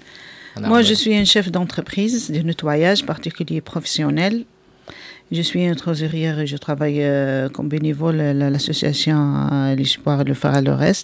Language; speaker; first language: French; non-native, local second language; Arabic